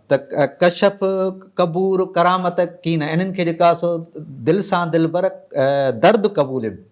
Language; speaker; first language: Sindhi; native; Sindhi